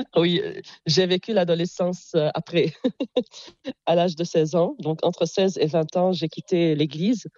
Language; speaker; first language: French; non-native, local second language; Arabic